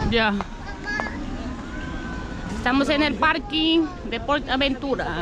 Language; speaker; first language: Spanish; non-native, learner; Filipino